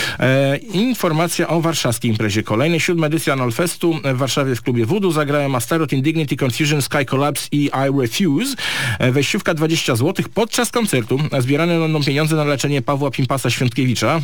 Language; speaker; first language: Polish; native; Polish